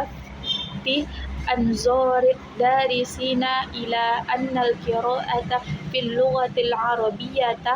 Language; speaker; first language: Arabic; non-native, learner; Indonesian